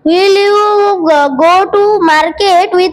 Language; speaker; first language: English; non-native, learner; Bangla